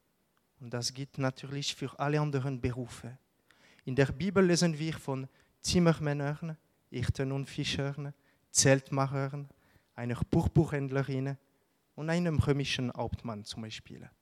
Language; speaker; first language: German; non-native, local second language; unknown